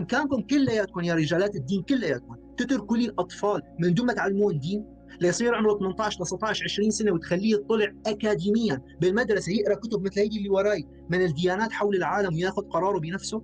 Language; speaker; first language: Arabic; native; Arabic